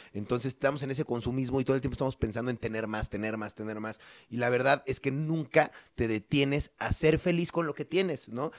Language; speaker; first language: Spanish; native; Spanish